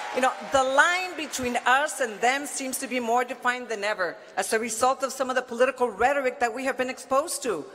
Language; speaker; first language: English; early bilingual, other home language; Spanish